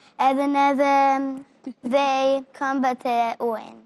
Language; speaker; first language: Albanian; early bilingual, heritage; Albanian